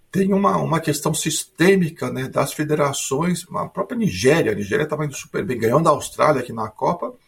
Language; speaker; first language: Portuguese; native; Portuguese